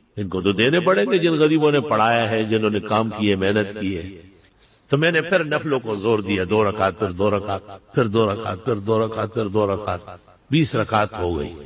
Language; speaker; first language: Urdu; non-native, local second language; Pashto